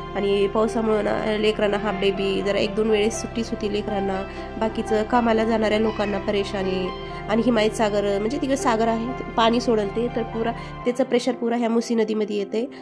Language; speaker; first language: Marathi; early bilingual, heritage; Marathi